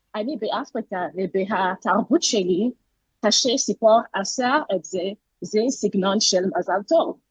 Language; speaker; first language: Hebrew; non-native, learner; English